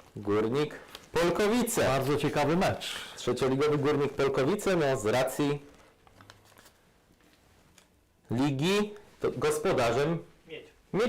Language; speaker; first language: Polish; native; Polish